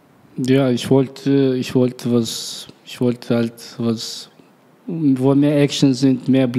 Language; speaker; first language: German; non-native, learner; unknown